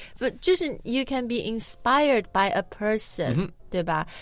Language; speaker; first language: English; non-native, fluent; Chinese